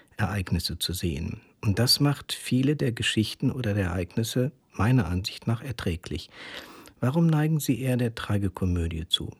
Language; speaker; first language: German; native; German